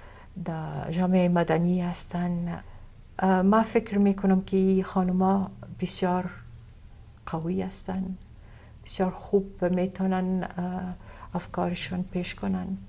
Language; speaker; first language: Persian; non-native, fluent; Arabic